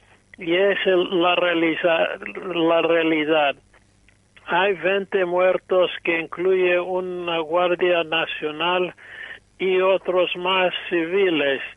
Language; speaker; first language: Spanish; non-native, fluent; English